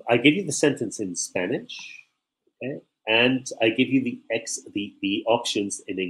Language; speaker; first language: English; non-native, fluent; Spanish